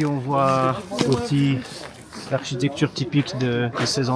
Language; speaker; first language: French; non-native, fluent; Polish